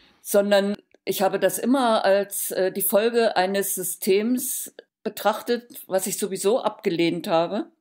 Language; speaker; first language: German; native; German